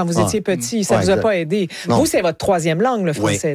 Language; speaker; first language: French; native; French